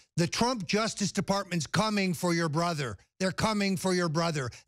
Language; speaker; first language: English; native; English